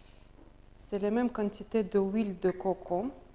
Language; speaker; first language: French; non-native, learner; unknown